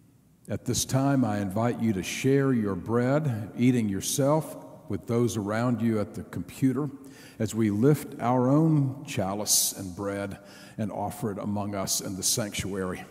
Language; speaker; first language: English; native; English